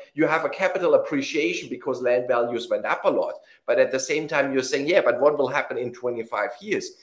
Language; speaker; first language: English; non-native, fluent; German